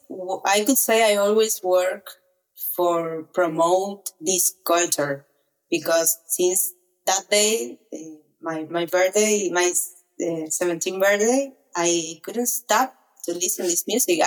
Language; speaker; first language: English; non-native, learner; Spanish